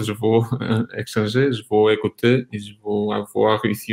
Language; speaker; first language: French; non-native, fluent; Portuguese